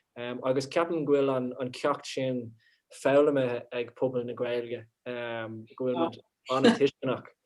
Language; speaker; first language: Irish; non-native, local second language; English